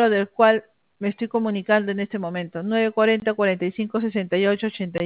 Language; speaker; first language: Spanish; native; Spanish